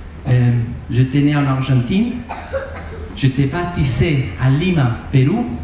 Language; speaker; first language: French; non-native, fluent; Spanish